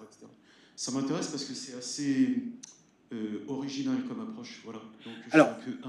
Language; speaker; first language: French; native; French